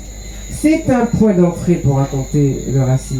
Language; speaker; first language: French; native; French